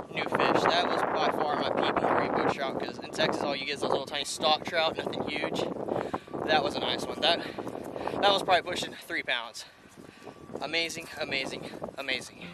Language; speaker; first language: English; native; English